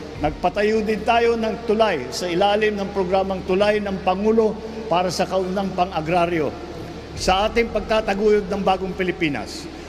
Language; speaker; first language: Filipino; native; Filipino